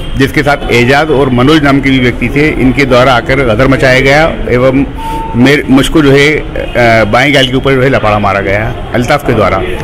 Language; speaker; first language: Hindi; native; Hindi